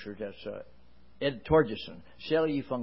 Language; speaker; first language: Chinese; non-native, fluent; English